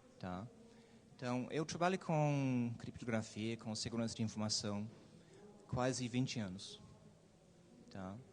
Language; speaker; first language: Portuguese; non-native, fluent; English